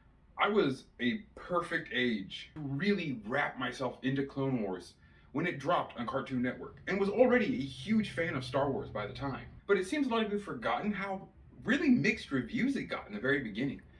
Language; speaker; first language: English; native; English